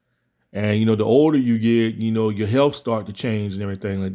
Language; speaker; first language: English; native; English